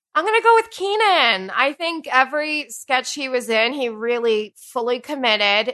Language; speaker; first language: English; native; English